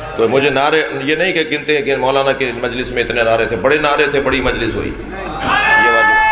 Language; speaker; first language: Urdu; non-native, local second language; Sindhi